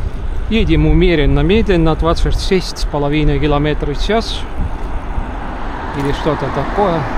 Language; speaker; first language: Russian; non-native, local second language; Estonian